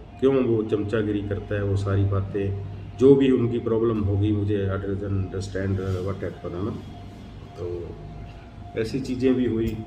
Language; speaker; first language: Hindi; non-native, local second language; Punjabi